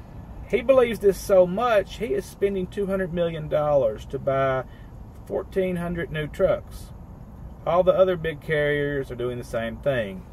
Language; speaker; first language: English; native; English